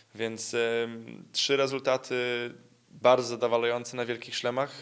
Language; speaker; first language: Polish; native; Polish